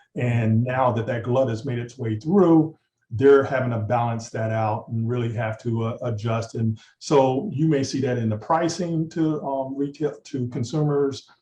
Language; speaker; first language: English; native; English